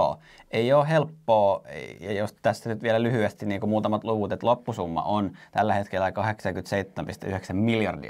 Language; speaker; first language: Finnish; native; Finnish